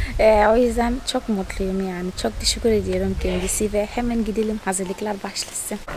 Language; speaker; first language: Turkish; non-native, fluent; Portuguese